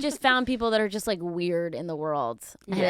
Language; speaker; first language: English; native; English